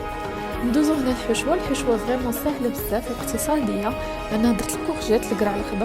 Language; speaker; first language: Arabic; native; Arabic